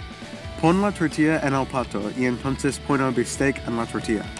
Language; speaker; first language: Spanish; non-native, learner; English